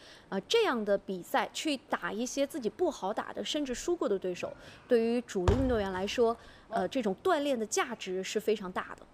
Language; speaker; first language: Chinese; native; Chinese